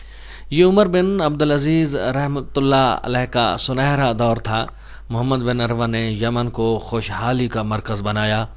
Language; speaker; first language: Urdu; native; Urdu